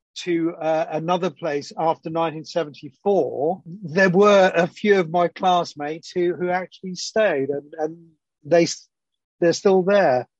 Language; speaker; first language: English; early bilingual, other home language; Greek